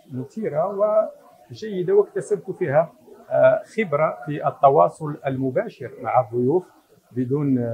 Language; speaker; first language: Arabic; native; Arabic